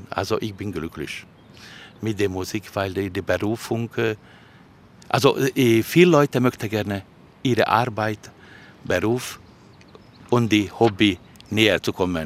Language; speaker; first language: German; non-native, fluent; Hungarian